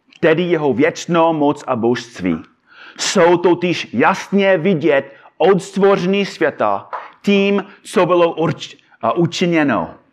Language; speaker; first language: Czech; non-native, fluent; English